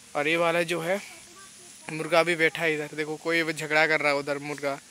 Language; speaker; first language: Hindi; non-native, local second language; Bangla